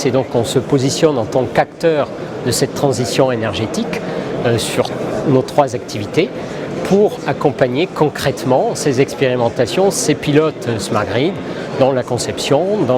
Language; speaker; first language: French; native; French